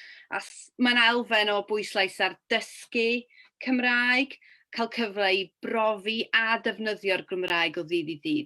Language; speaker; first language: Welsh; native; Welsh